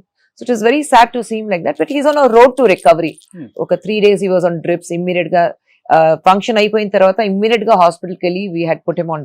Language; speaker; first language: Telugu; non-native, fluent; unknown